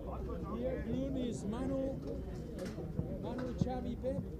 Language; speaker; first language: German; non-native, learner; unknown